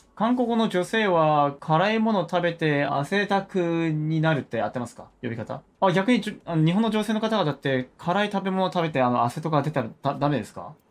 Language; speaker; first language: Japanese; non-native, fluent; Korean